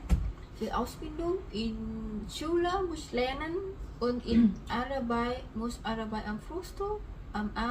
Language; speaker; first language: German; non-native, learner; Vietnamese